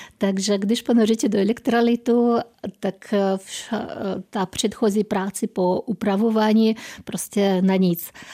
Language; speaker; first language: Czech; non-native, fluent; Russian